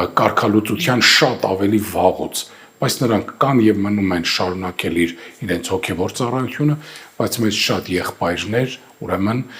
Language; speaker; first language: Armenian; native; Armenian